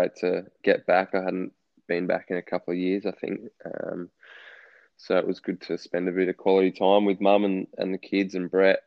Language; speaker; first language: English; native; English